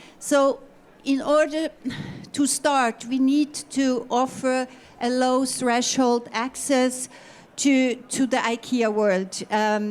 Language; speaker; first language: English; non-native, fluent; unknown